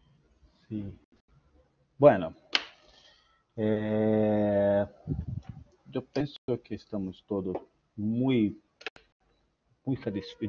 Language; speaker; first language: Spanish; non-native, learner; Portuguese